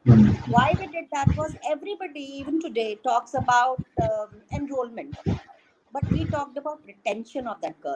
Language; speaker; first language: English; non-native, local second language; Hindi